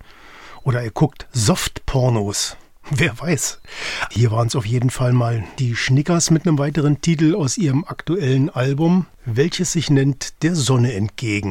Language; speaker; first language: German; native; German